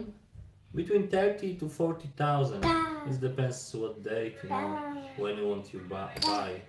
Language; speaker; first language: English; non-native, learner; Polish